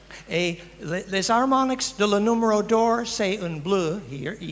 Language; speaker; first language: French; non-native, learner; English